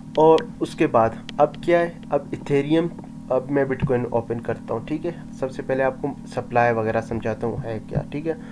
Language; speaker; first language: Urdu; non-native, local second language; Baluchi